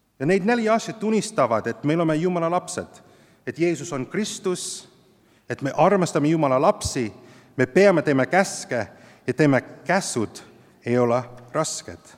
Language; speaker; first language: Estonian; non-native, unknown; English